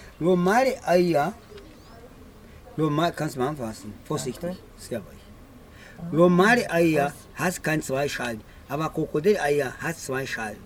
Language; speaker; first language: German; non-native, local second language; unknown